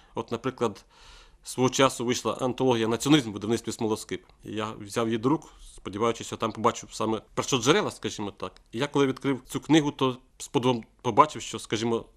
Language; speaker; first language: Ukrainian; native; Ukrainian